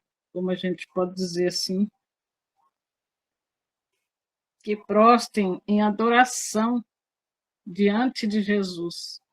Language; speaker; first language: Portuguese; native; Portuguese